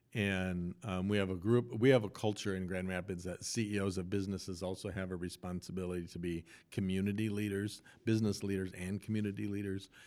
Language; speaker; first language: English; native; English